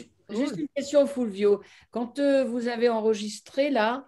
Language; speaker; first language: French; native; French